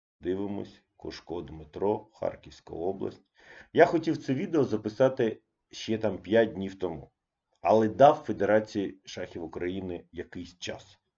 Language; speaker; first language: Ukrainian; non-native, local second language; Russian